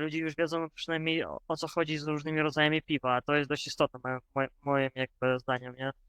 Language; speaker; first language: Polish; non-native, fluent; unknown